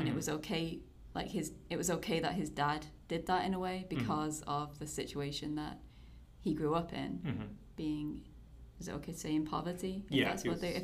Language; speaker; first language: English; native; English